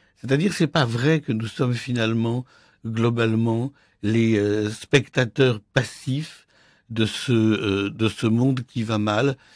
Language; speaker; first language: French; native; French